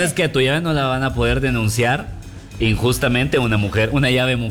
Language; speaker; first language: Spanish; native; Spanish